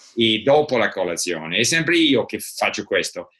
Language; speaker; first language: Italian; non-native, learner; English